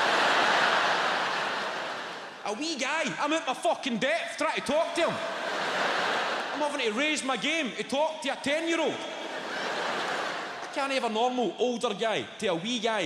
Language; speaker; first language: English; native; English